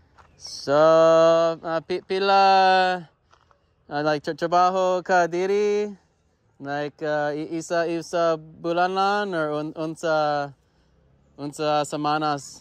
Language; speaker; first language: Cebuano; non-native, learner; English